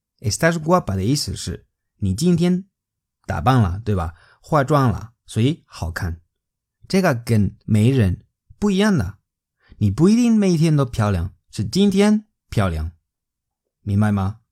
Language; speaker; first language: Chinese; non-native, fluent; Spanish